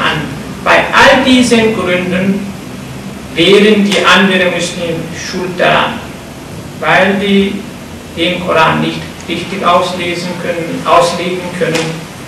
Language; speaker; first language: German; non-native, fluent; Turkish